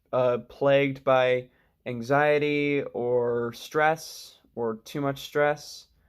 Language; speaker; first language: English; native; English